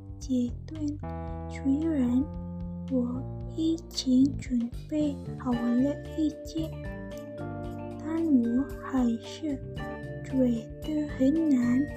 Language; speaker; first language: Chinese; non-native, learner; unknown